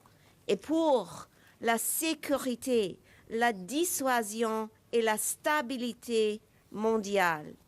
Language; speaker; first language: French; non-native, fluent; English